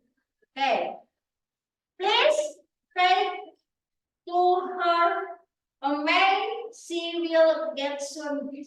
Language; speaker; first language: English; non-native, learner; Indonesian